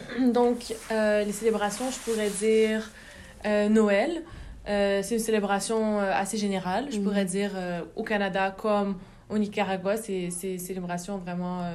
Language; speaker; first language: French; native; French